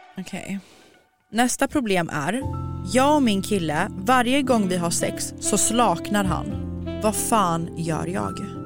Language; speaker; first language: Swedish; early bilingual, other home language; Persian